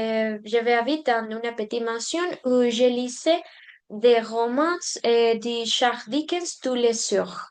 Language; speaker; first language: French; non-native, learner; Spanish